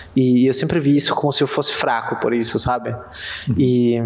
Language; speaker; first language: Portuguese; non-native, fluent; Spanish